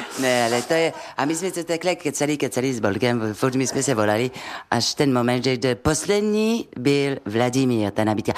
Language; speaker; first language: Czech; non-native, fluent; French